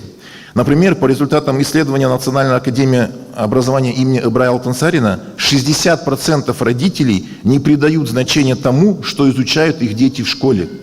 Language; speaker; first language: Russian; native; Russian